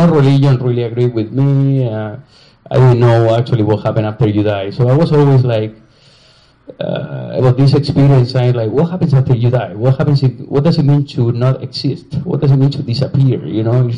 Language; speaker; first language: English; non-native, fluent; Spanish